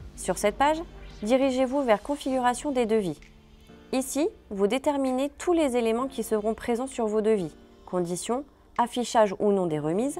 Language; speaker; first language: French; native; French